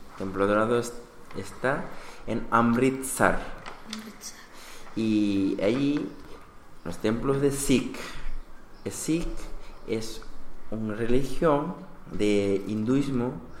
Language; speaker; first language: Spanish; non-native, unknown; Bangla